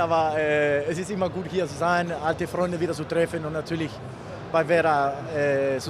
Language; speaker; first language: German; non-native, learner; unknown